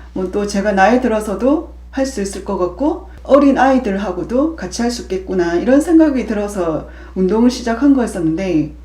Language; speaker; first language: Korean; native; Korean